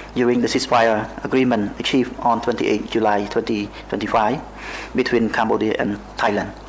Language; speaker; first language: English; non-native, fluent; Khmer